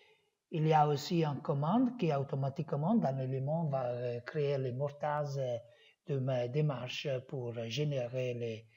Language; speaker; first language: French; non-native, learner; Italian